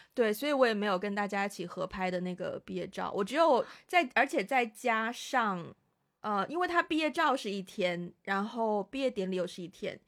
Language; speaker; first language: Chinese; native; Chinese